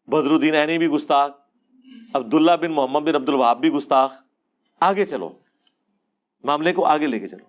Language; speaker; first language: Urdu; non-native, local second language; Punjabi